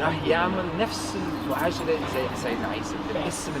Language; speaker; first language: Arabic; non-native, fluent; English